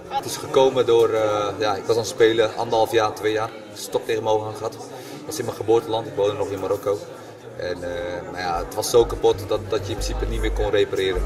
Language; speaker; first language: Dutch; early bilingual, other home language; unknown